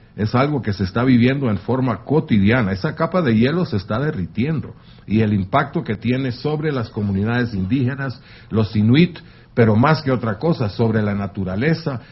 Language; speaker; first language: Spanish; non-native, fluent; French